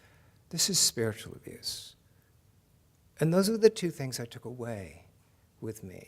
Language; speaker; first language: English; native; English